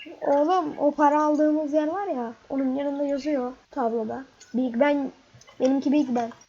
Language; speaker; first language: Turkish; native; Turkish